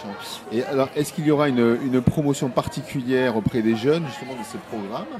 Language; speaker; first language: French; native; French